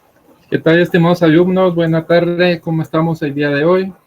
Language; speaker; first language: Spanish; native; Spanish